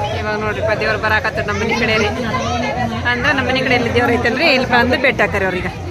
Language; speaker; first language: Kannada; non-native, local second language; Urdu